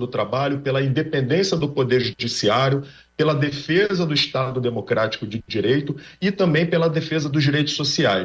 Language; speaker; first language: Portuguese; native; Portuguese